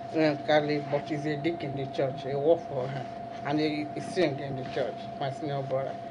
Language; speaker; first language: English; non-native, local second language; Igbo